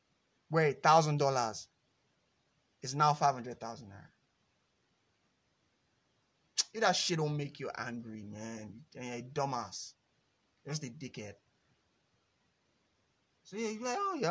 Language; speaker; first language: English; non-native, local second language; Yoruba